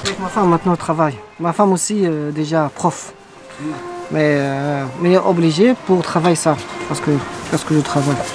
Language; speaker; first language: French; non-native, learner; Arabic